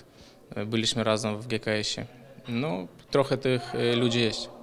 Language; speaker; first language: Polish; non-native, fluent; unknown